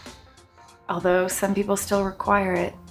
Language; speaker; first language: English; native; English